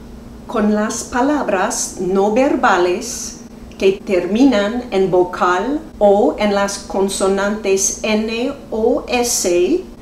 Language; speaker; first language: Spanish; non-native, fluent; English